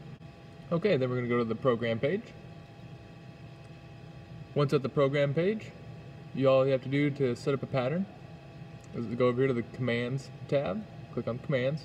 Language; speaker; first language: English; native; English